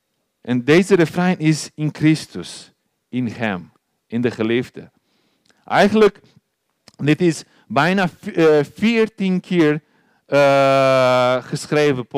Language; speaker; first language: Dutch; non-native, learner; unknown